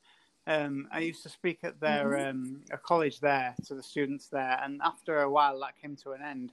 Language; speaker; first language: English; native; English